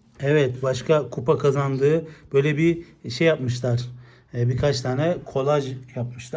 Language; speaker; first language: Turkish; native; Turkish